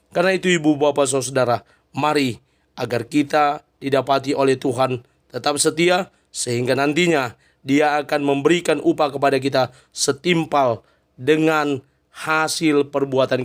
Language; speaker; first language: Indonesian; native; Indonesian